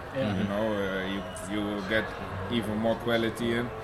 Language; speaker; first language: English; non-native, fluent; Dutch